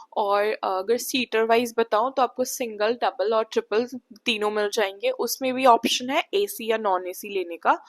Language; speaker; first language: Hindi; non-native, local second language; Assamese